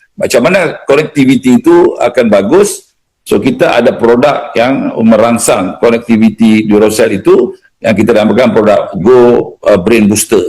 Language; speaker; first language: Malay; native; Malay